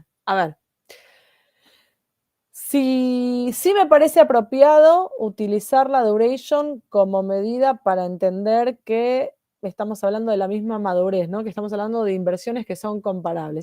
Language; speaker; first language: Spanish; native; Spanish